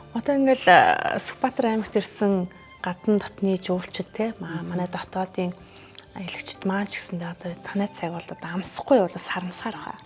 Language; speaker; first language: Mongolian; native; Mongolian